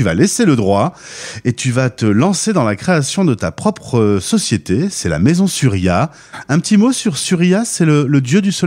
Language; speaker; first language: French; native; French